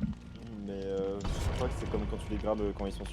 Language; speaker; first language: French; native; French